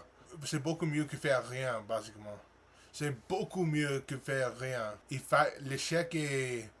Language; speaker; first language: French; non-native, learner; English